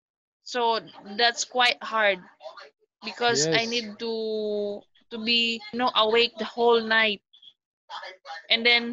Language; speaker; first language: English; non-native, local second language; Filipino